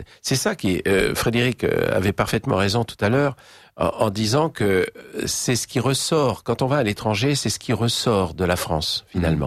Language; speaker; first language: French; native; French